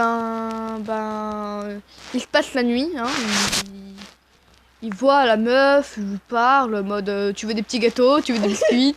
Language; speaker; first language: French; native; French